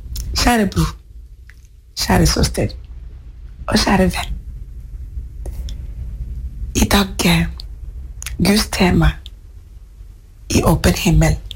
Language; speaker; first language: Norwegian; non-native, fluent; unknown